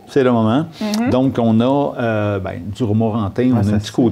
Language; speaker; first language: French; native; French